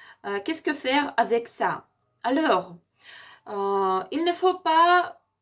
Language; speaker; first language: French; non-native, learner; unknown